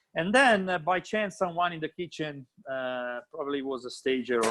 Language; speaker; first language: English; non-native, fluent; Italian